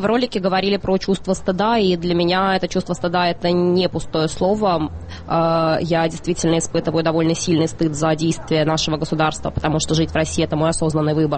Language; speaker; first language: Russian; native; Russian